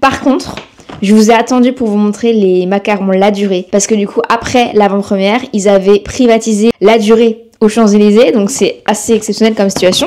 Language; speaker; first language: French; native; French